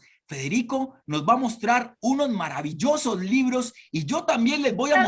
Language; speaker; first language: Spanish; native; Spanish